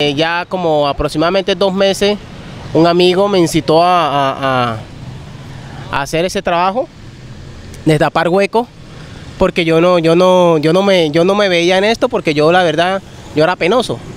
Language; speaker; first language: Spanish; native; Spanish